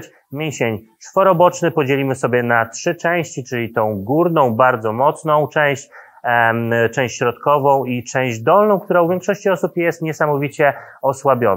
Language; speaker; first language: Polish; native; Polish